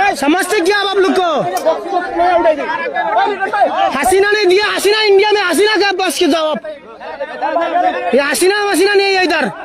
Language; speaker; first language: Hindi; non-native, learner; Bangla